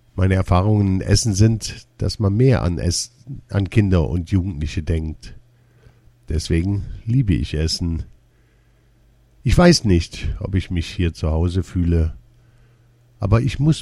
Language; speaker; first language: German; early bilingual, other home language; Turkish